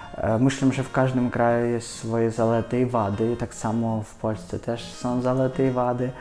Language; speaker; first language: Polish; non-native, fluent; Russian